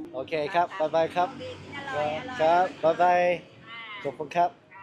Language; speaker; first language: Thai; non-native, learner; Cantonese